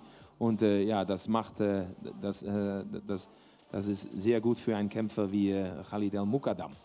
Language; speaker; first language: German; non-native, learner; Dutch